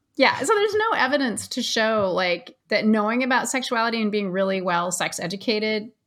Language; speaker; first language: English; native; English